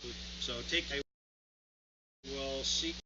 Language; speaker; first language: English; native; English